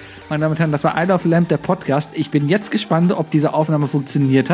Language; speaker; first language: German; native; German